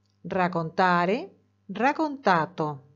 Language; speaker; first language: Italian; non-native, fluent; Spanish